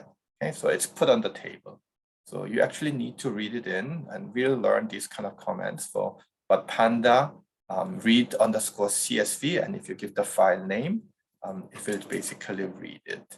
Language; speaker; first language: English; non-native, fluent; Korean